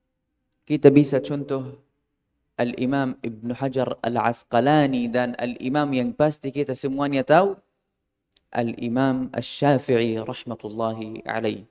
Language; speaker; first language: Indonesian; non-native, fluent; Arabic